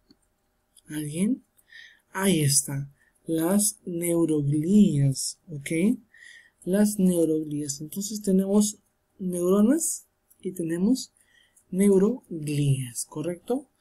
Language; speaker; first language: Spanish; native; Spanish